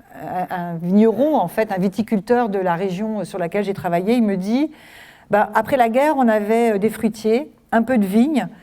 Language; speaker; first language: French; native; French